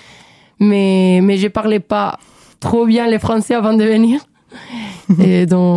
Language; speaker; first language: French; non-native, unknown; Spanish